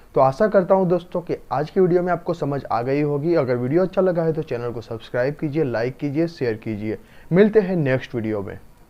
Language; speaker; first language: Hindi; non-native, local second language; Gujarati